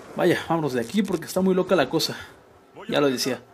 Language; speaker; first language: Spanish; native; Spanish